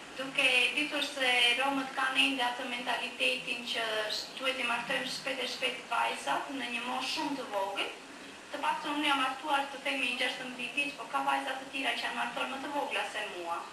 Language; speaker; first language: Albanian; non-native, local second language; Romany